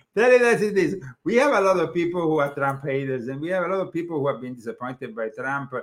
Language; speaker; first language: English; non-native, fluent; Italian